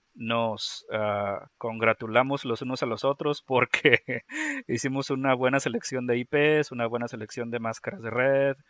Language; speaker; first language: Spanish; native; Spanish